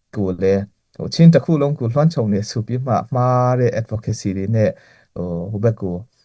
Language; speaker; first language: Burmese; non-native, local second language; Hakha Chin